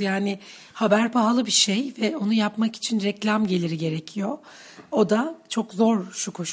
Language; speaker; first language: Turkish; native; Turkish